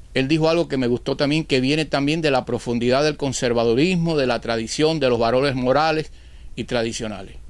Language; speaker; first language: Spanish; native; Spanish